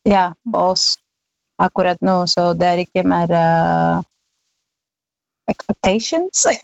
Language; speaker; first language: Norwegian; non-native, learner; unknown